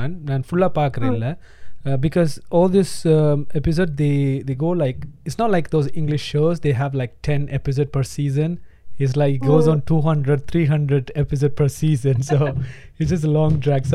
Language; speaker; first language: English; non-native, local second language; Tamil